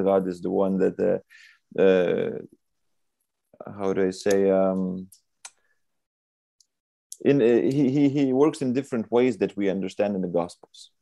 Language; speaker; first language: English; non-native, fluent; Lithuanian